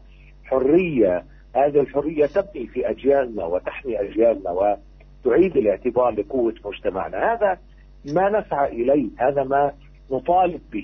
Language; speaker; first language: Arabic; native; Arabic